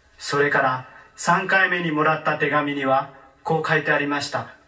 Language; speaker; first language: Japanese; non-native, learner; Marathi